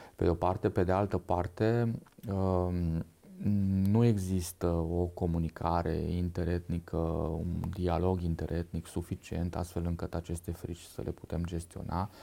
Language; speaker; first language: Romanian; non-native, local second language; Hungarian